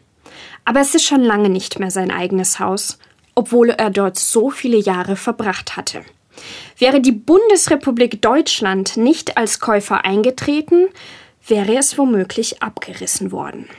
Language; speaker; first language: German; native; German